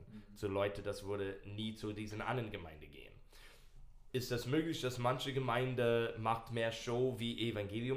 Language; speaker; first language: German; non-native, learner; English